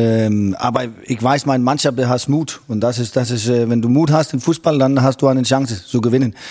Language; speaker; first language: German; non-native, fluent; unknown